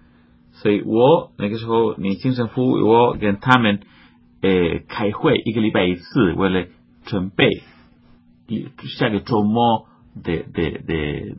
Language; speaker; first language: Chinese; non-native, fluent; Spanish